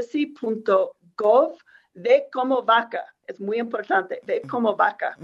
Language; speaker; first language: Spanish; non-native, fluent; English